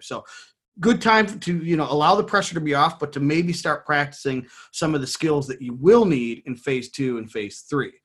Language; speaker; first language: English; native; English